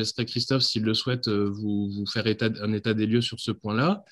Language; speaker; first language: French; native; French